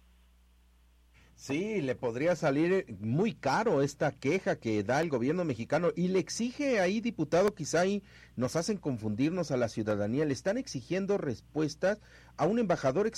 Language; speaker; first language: Spanish; native; Spanish